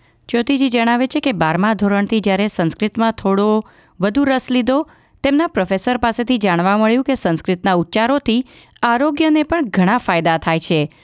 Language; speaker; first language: Gujarati; native; Gujarati